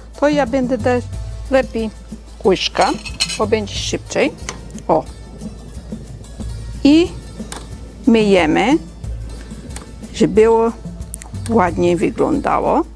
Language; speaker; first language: Polish; non-native, learner; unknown